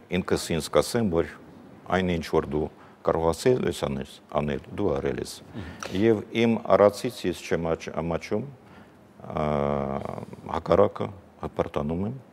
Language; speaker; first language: Armenian; non-native, fluent; Ukrainian